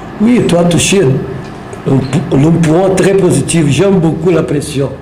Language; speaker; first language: French; non-native, learner; Portuguese